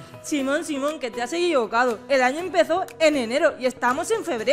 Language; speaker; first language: Spanish; native; Spanish